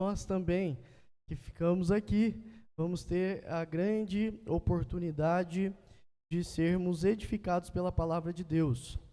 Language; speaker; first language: Portuguese; native; Portuguese